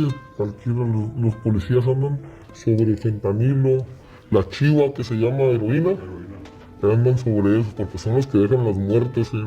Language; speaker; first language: Spanish; native; Spanish